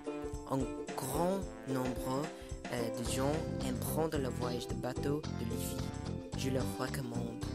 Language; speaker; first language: French; non-native, learner; English